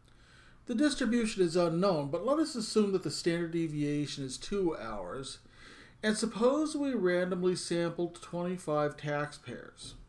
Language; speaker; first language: English; native; English